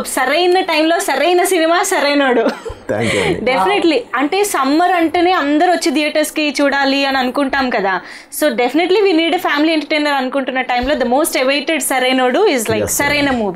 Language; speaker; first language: Telugu; native; Telugu